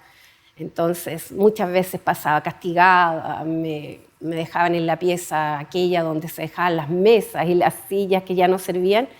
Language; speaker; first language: Spanish; native; Spanish